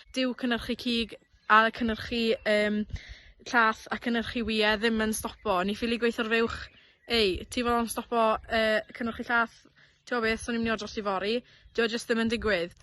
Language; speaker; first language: Welsh; native; Welsh